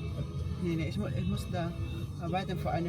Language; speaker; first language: German; non-native, learner; Filipino